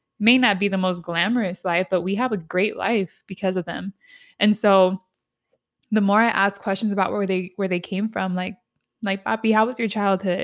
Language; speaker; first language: English; early bilingual, other home language; Spanish